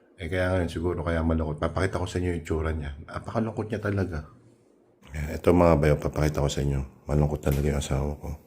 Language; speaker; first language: Filipino; native; Filipino